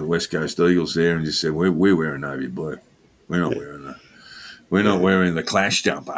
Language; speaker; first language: English; native; English